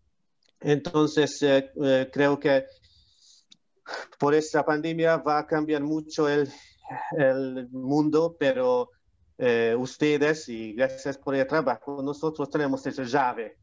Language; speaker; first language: Spanish; non-native, learner; Hungarian